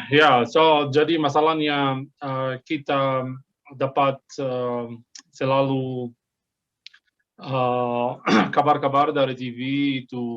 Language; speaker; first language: Indonesian; non-native, fluent; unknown